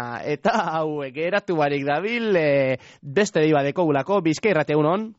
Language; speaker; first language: Basque; native; Basque